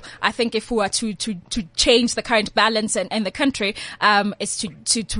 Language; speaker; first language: English; non-native, local second language; Swati